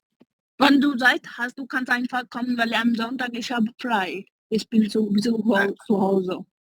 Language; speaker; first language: German; non-native, learner; Hindi